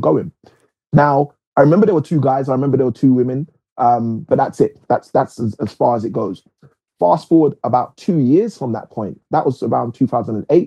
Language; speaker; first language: English; native; English